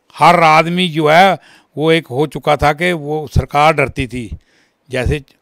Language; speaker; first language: Hindi; non-native, local second language; Kashmiri